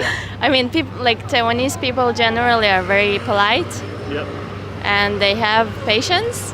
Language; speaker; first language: English; non-native, fluent; Hebrew